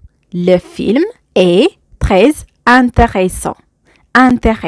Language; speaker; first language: French; non-native, fluent; Amharic